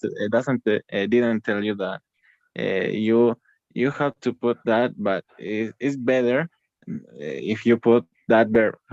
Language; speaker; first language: English; non-native, learner; Spanish